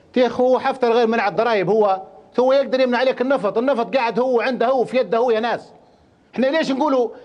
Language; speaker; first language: Arabic; native; Arabic